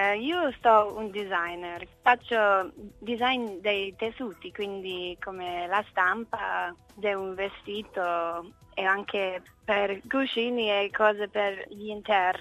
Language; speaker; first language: Italian; non-native, learner; English